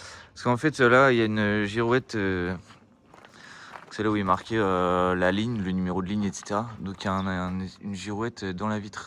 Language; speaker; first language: French; native; French